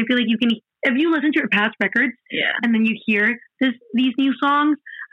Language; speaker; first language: English; non-native, fluent; Spanish